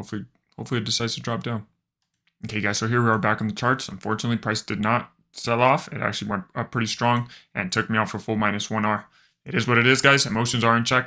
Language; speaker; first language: English; native; English